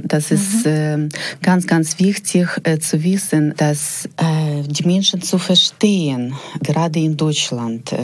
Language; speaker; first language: German; non-native, fluent; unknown